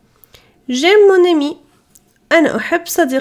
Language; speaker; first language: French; non-native, fluent; Arabic